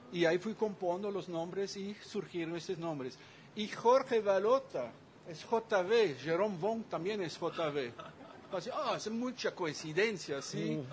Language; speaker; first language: Spanish; non-native, fluent; Dutch